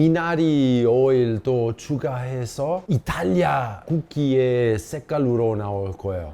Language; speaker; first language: Korean; non-native, fluent; Italian